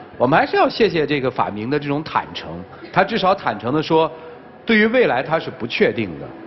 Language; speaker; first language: Chinese; native; Chinese